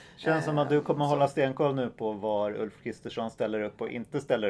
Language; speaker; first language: Swedish; native; Swedish